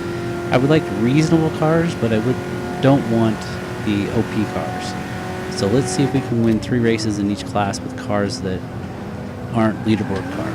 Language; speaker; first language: English; native; English